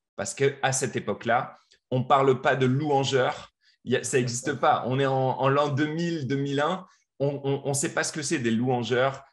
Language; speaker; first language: French; native; French